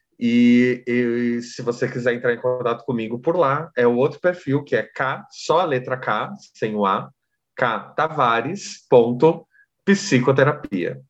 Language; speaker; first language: Portuguese; native; Portuguese